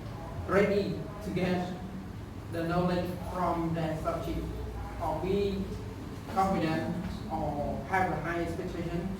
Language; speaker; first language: English; non-native, learner; Khmer